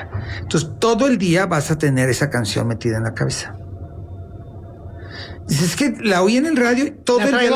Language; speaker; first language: Spanish; native; Spanish